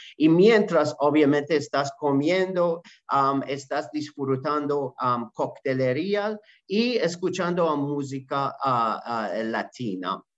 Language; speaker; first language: Spanish; non-native, learner; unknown